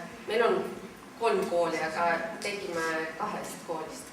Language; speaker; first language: Estonian; non-native, local second language; Russian